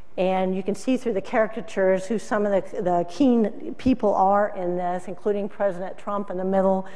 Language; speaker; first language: English; native; English